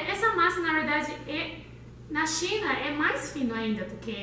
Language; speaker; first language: Portuguese; non-native, learner; Chinese